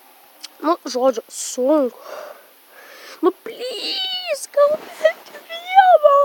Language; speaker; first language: Lithuanian; native; Lithuanian